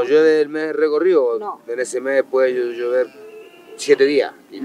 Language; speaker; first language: Spanish; native; Spanish